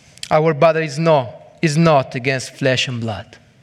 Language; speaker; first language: English; non-native, learner; Italian